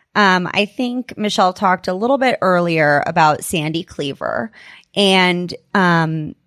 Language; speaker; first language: English; native; English